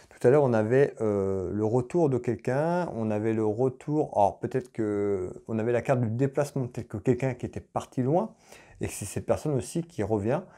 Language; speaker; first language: French; native; French